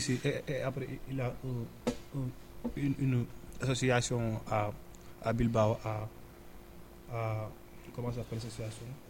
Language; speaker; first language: French; non-native, learner; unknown